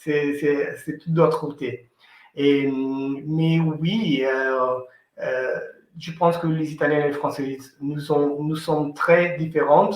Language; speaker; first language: French; non-native, fluent; Italian